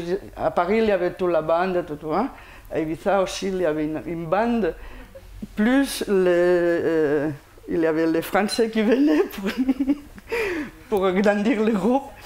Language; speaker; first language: French; non-native, fluent; Spanish